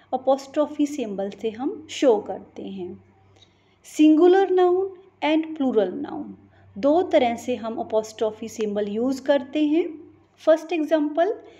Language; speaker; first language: Hindi; native; Hindi